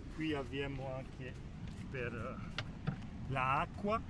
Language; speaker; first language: Italian; non-native, local second language; Spanish